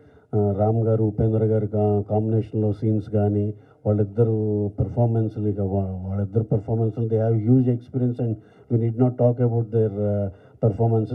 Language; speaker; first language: Telugu; native; Telugu